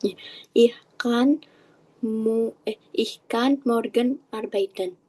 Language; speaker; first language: German; non-native, learner; Indonesian